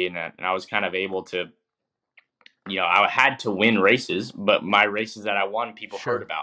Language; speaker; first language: English; native; English